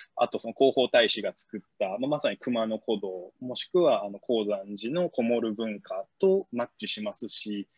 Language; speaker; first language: Japanese; native; Japanese